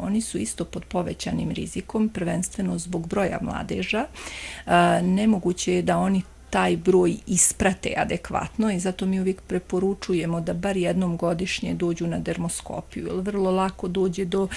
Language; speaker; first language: Croatian; native; Croatian